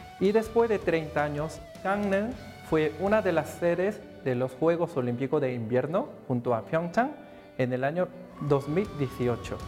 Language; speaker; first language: Spanish; non-native, fluent; Korean